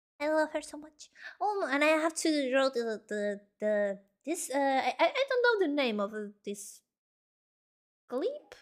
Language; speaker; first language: English; non-native, learner; Spanish